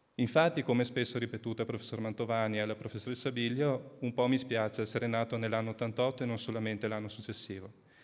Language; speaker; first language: Italian; native; Italian